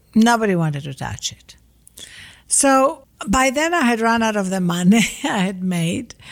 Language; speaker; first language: English; non-native, fluent; Greek